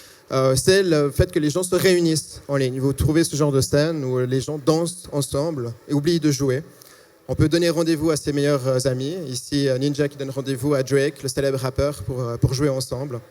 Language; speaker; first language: French; native; French